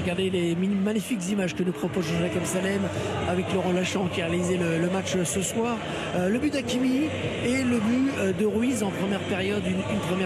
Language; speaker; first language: French; native; French